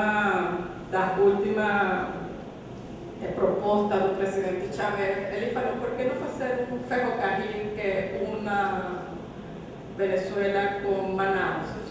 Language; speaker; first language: Portuguese; non-native, fluent; Spanish